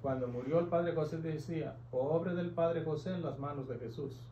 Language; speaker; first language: Spanish; native; Spanish